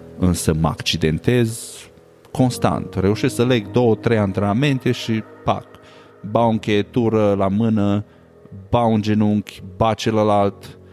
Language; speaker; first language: Romanian; native; Romanian